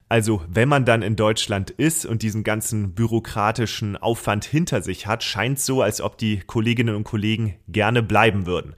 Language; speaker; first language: German; native; German